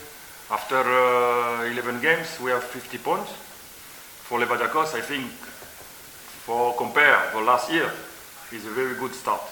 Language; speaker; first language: English; non-native, learner; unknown